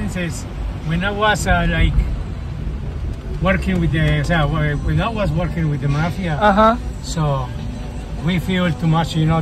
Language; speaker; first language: English; non-native, learner; Spanish